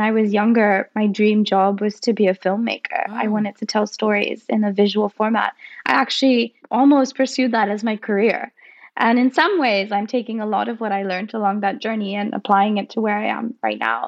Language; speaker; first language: English; non-native, local second language; Hindi